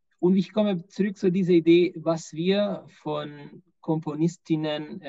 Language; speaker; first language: German; non-native, fluent; Spanish